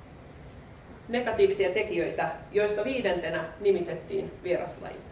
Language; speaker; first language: Finnish; native; Finnish